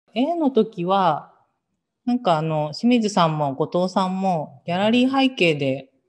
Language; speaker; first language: Japanese; native; Japanese